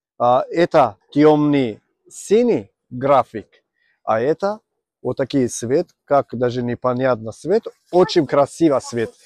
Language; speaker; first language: Russian; non-native, learner; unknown